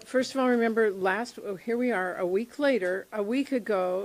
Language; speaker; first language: English; native; English